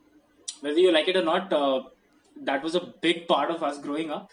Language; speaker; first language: English; non-native, local second language; Hindi